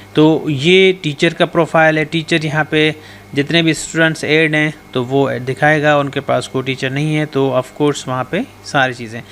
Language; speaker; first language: Urdu; non-native, local second language; Sindhi